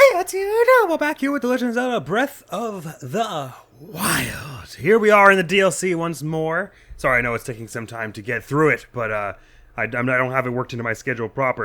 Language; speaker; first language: English; native; English